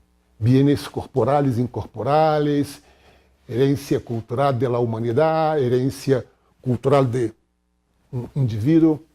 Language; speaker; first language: Spanish; non-native, fluent; Portuguese